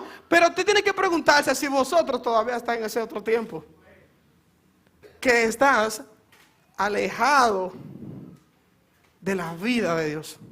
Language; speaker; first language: Spanish; native; Spanish